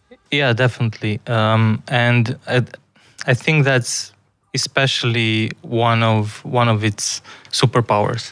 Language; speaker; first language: English; non-native, fluent; Romanian